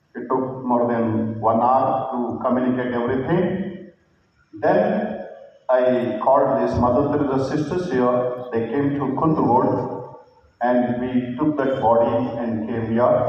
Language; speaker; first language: English; non-native, local second language; Kannada